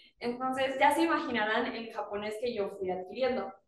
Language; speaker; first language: Spanish; native; Spanish